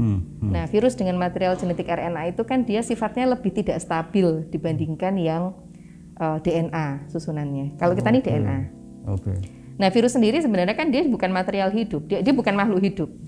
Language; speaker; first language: Indonesian; native; Indonesian